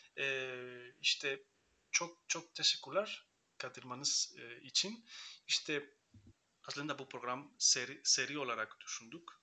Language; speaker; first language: Turkish; non-native, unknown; Spanish